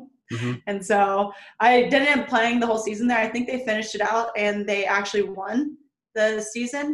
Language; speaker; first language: English; native; English